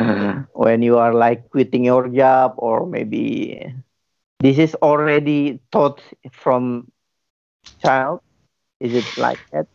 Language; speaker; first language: English; non-native, learner; Indonesian